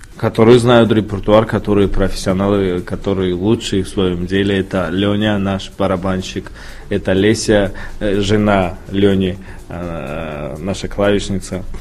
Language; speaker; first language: Russian; non-native, local second language; Tajik